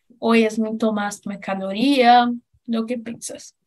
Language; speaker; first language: Spanish; non-native, learner; Portuguese